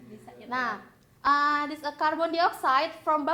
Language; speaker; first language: English; non-native, learner; Indonesian